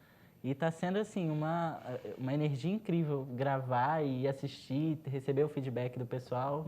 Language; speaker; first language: Portuguese; native; Portuguese